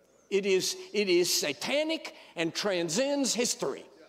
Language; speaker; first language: English; native; English